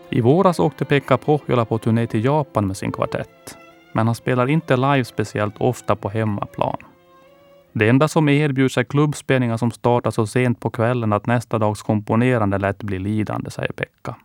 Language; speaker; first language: Swedish; native; Swedish